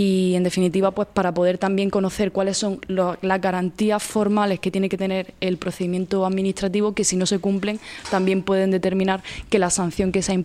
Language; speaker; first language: Spanish; native; Spanish